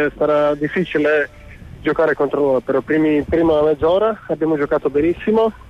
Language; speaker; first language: Italian; non-native, fluent; Croatian